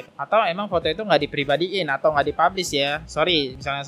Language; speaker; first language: Indonesian; native; Indonesian